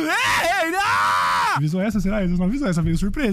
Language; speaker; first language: Portuguese; native; Portuguese